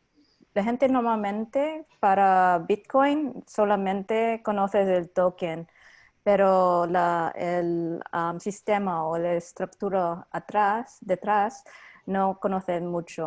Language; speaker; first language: Spanish; non-native, learner; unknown